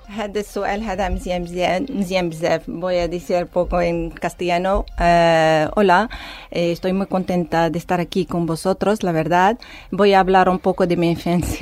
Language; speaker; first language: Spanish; non-native, fluent; Arabic